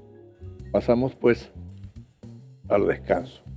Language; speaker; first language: Spanish; native; Spanish